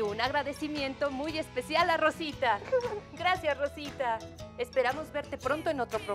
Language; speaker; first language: Spanish; native; Spanish